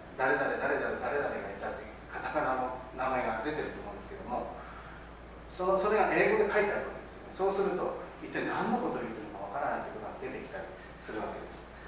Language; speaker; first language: Japanese; native; Japanese